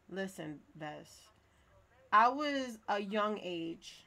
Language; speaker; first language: English; native; English